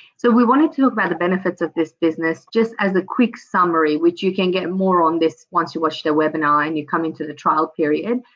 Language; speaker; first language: English; early bilingual, other home language; Persian